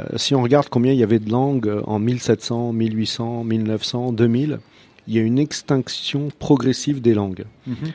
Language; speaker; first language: French; non-native, fluent; Croatian